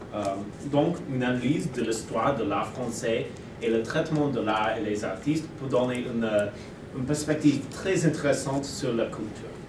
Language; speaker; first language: French; non-native, learner; English